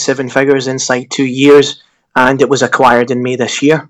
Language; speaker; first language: English; native; English